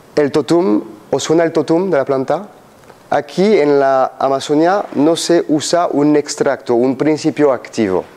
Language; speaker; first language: Spanish; non-native, fluent; French